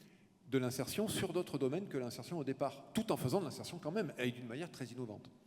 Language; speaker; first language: French; native; French